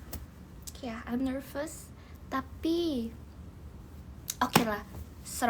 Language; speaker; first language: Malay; non-native, learner; Indonesian